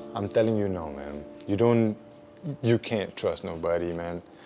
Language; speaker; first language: English; non-native, local second language; Malay